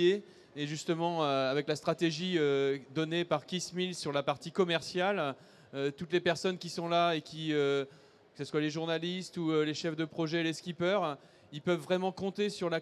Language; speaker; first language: French; native; French